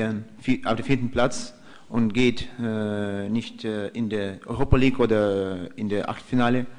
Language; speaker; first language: German; non-native, fluent; Russian